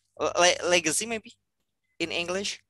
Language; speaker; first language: English; non-native, fluent; Indonesian